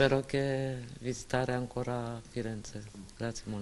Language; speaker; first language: Italian; non-native, learner; Romanian